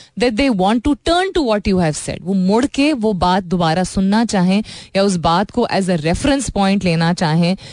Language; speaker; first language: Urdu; native; Urdu